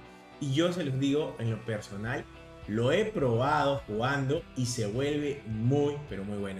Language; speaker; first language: Spanish; native; Spanish